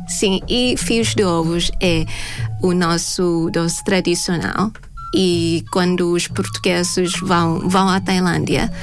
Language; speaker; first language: Portuguese; non-native, fluent; Thai